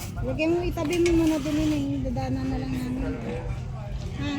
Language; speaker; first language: Filipino; native; Filipino